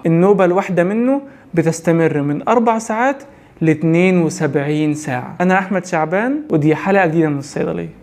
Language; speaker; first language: Arabic; native; Arabic